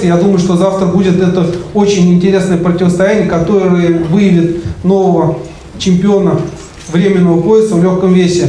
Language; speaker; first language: Russian; native; Russian